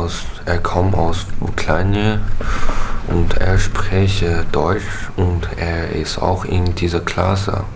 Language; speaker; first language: German; non-native, learner; Chinese